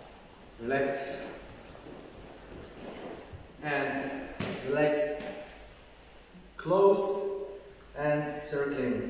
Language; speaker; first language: English; non-native, learner; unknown